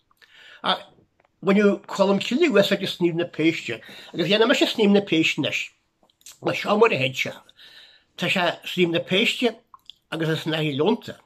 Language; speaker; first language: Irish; native; Irish